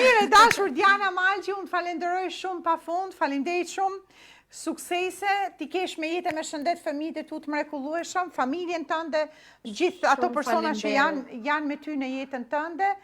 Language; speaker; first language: Albanian; native; Albanian